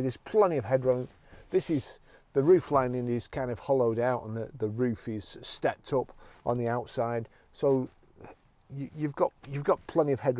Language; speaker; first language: English; native; English